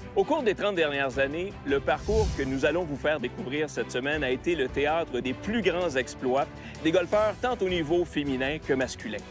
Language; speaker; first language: French; native; French